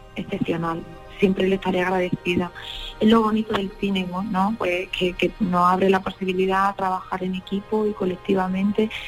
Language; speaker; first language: Spanish; native; Spanish